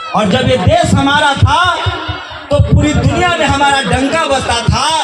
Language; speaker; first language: Hindi; native; Hindi